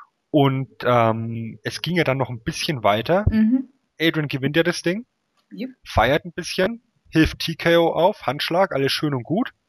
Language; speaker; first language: German; native; German